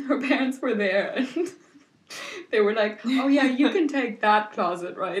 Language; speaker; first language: English; non-native, fluent; German